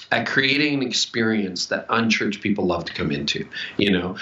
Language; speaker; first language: English; native; English